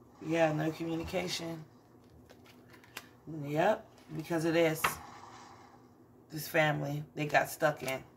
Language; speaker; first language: English; native; English